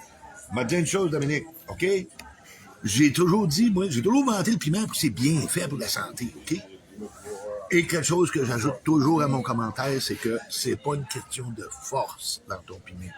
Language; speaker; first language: French; native; French